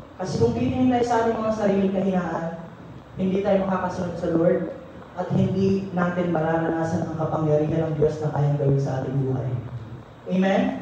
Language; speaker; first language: Filipino; non-native, local second language; Cebuano